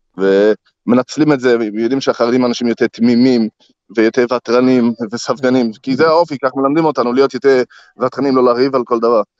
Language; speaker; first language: Hebrew; non-native, fluent; English